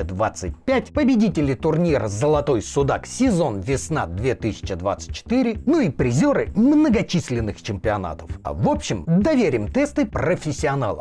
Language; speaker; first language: Russian; native; Russian